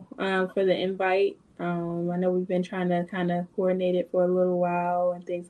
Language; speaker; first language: English; native; English